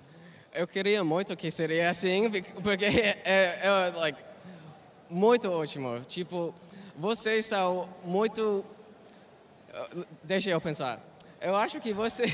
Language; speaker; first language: Portuguese; non-native, learner; English